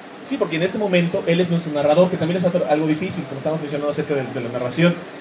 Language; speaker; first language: Spanish; native; Spanish